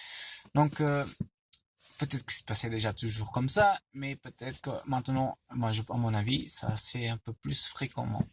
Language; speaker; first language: French; non-native, fluent; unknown